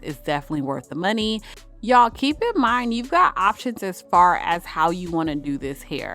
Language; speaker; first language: English; native; English